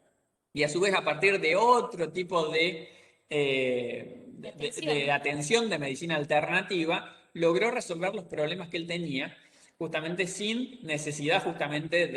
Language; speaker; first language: Spanish; native; Spanish